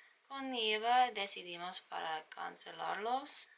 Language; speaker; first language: Spanish; non-native, learner; English